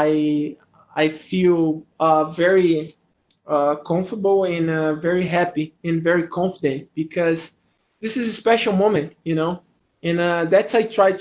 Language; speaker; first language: English; non-native, learner; Portuguese